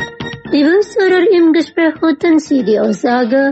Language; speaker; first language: German; non-native, fluent; Indonesian